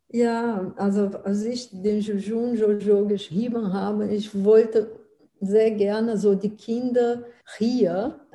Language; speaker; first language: German; non-native, fluent; Portuguese